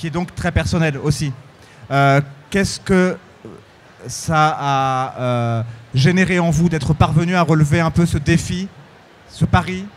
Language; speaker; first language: French; native; French